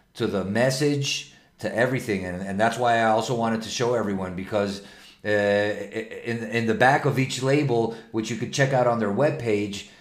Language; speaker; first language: English; non-native, fluent; Spanish